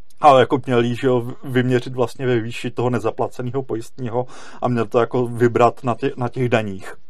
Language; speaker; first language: Czech; native; Czech